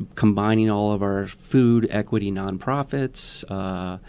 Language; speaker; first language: English; native; English